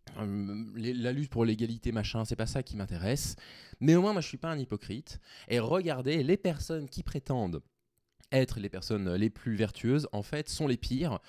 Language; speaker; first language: French; native; French